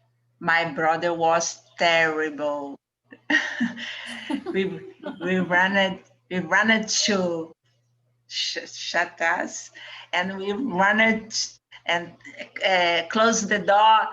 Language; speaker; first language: English; non-native, learner; Portuguese